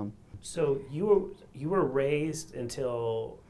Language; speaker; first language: English; native; English